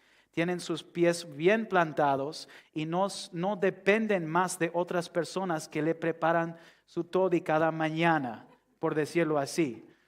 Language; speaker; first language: Spanish; non-native, fluent; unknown